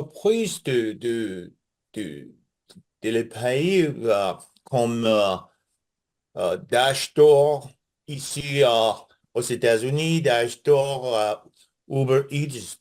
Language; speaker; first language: French; non-native, learner; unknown